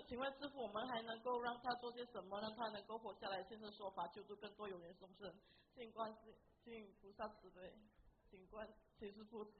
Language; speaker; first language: Chinese; native; Chinese